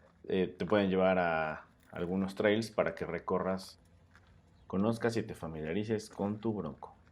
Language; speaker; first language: Spanish; native; Spanish